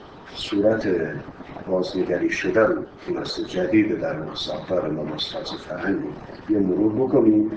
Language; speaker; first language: Persian; native; Persian